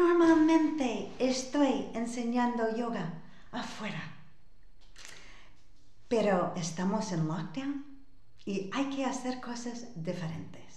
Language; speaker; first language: Spanish; non-native, fluent; English